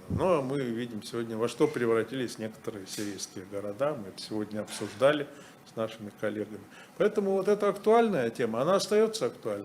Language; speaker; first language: Russian; native; Russian